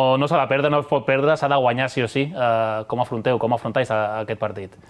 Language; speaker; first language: Catalan; native; Catalan